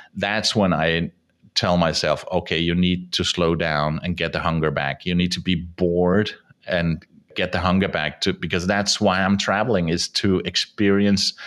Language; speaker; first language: English; non-native, fluent; Danish